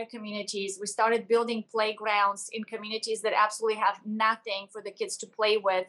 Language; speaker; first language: English; non-native, fluent; Bulgarian